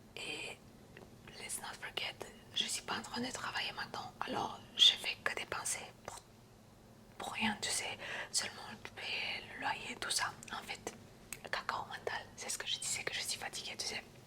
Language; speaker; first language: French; non-native, fluent; Romanian